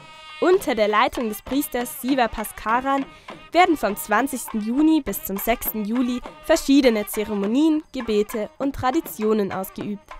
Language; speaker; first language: German; native; German